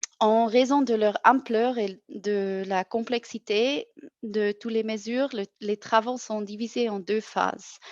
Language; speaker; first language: French; non-native, local second language; German